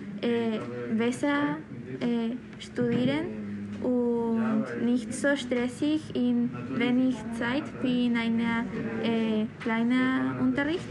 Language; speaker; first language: German; non-native, learner; Spanish